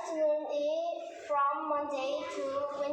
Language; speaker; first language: English; non-native, learner; Vietnamese